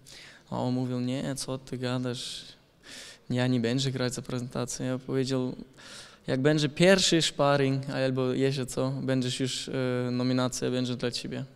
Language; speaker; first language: Polish; non-native, learner; German